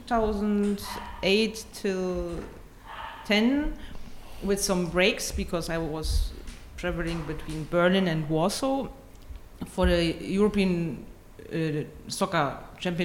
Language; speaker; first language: English; non-native, fluent; German